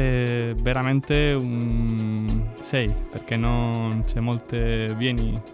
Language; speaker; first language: Italian; non-native, learner; Spanish